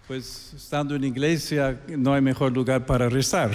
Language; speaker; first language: Spanish; non-native, fluent; English